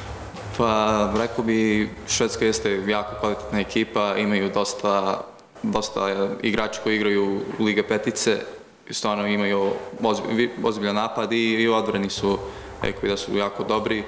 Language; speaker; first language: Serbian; early bilingual, heritage; Croatian